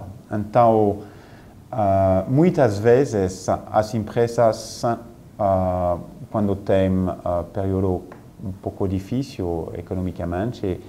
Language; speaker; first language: Portuguese; non-native, fluent; French